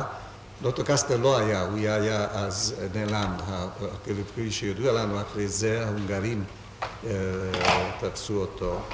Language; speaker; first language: Hebrew; non-native, fluent; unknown